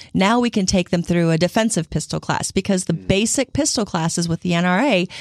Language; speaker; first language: English; native; English